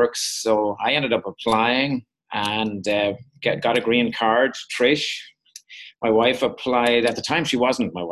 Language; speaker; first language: English; native; English